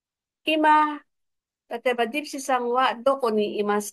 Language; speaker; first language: Japanese; non-native, fluent; Filipino